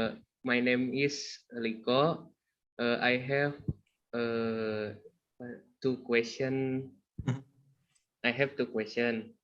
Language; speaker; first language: English; non-native, learner; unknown